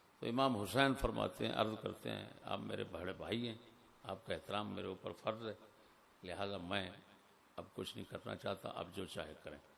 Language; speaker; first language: Urdu; non-native, local second language; Punjabi